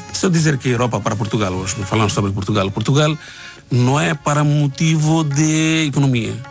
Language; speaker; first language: Portuguese; non-native, learner; Bangla